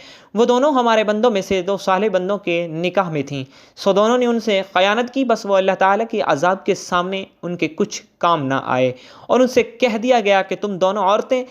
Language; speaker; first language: Urdu; native; Urdu